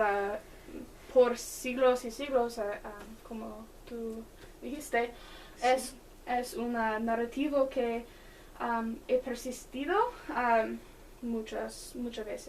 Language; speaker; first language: Spanish; non-native, learner; English